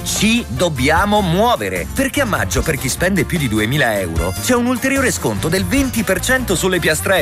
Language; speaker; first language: Italian; native; Italian